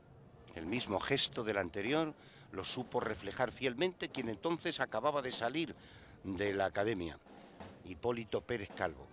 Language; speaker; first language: Spanish; native; Spanish